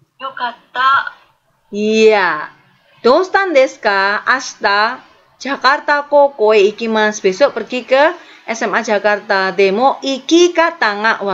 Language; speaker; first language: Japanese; non-native, fluent; Indonesian